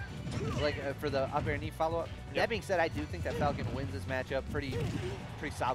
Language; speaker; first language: English; native; English